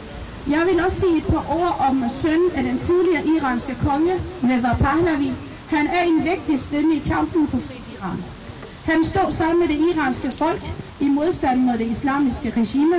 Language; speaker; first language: Danish; non-native, fluent; Persian